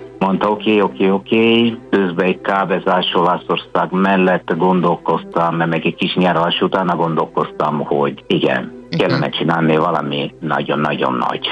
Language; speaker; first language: Hungarian; non-native, fluent; Italian